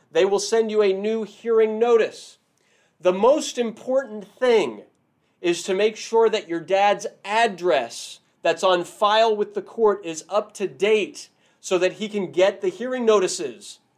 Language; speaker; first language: English; native; English